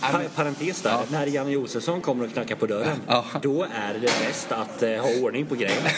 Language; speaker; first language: Swedish; native; Swedish